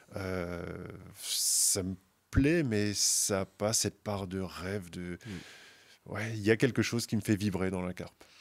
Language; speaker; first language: French; native; French